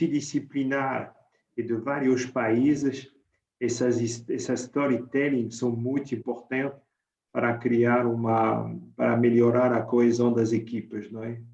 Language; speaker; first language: Portuguese; non-native, fluent; French